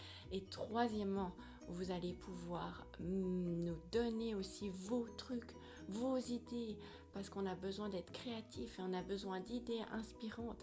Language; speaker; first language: French; native; French